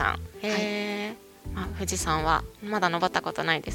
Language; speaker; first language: Japanese; native; Japanese